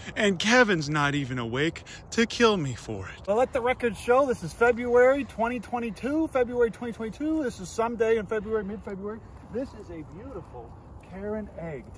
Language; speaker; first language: English; native; English